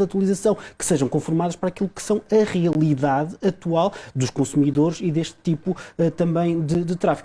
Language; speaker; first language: Portuguese; native; Portuguese